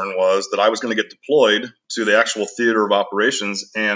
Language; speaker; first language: English; native; English